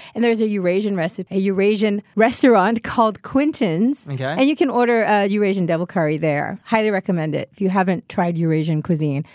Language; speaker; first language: English; native; English